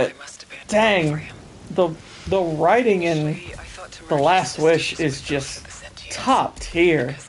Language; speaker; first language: English; native; English